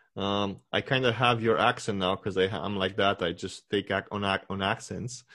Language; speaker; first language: English; non-native, fluent; Romanian